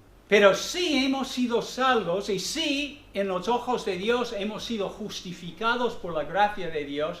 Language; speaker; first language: Spanish; non-native, fluent; English